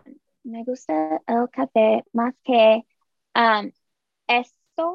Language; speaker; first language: Spanish; non-native, learner; English